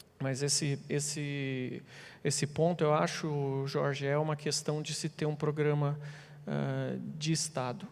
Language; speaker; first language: Portuguese; native; Portuguese